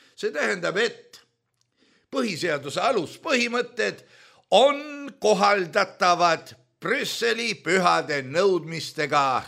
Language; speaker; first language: Estonian; native; Estonian